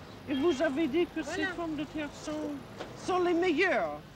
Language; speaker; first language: French; non-native, fluent; English